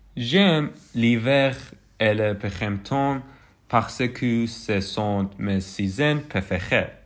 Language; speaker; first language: French; non-native, learner; Persian